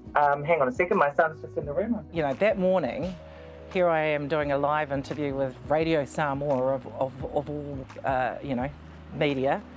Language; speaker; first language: English; native; English